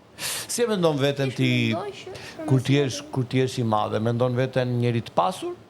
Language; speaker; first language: Albanian; native; Albanian